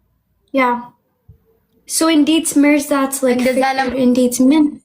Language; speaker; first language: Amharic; early bilingual, heritage; English